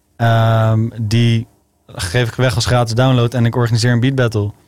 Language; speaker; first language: Dutch; native; Dutch